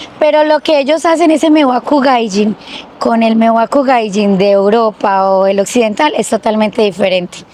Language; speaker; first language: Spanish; native; Spanish